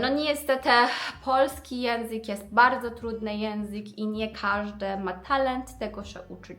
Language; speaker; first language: Polish; non-native, fluent; Persian